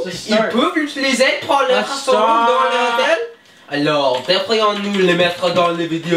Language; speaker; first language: French; non-native, learner; English